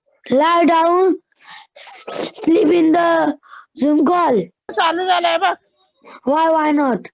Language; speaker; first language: English; non-native, learner; Hindi